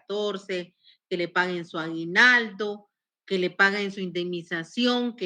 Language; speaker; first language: Spanish; native; Spanish